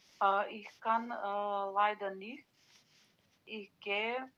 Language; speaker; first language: German; non-native, learner; Macedonian